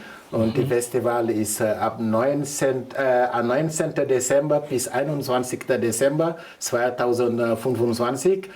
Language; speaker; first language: German; non-native, learner; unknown